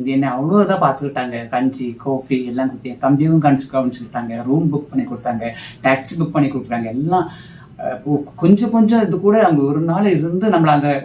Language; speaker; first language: Tamil; non-native, local second language; Malayalam